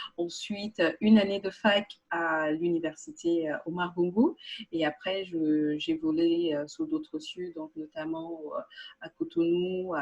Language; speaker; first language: French; non-native, local second language; Portuguese